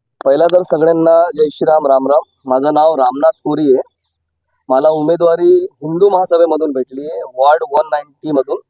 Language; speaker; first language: Marathi; non-native, local second language; Hindi